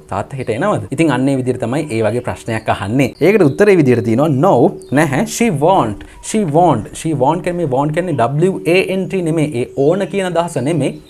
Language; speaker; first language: Sinhala; native; Sinhala